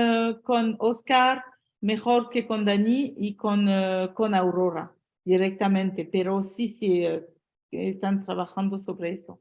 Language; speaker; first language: Spanish; non-native, fluent; French